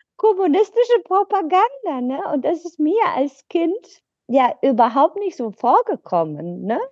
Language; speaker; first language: German; non-native, fluent; Bulgarian